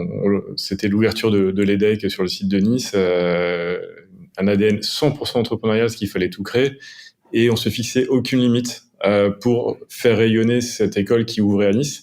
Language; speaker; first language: French; native; French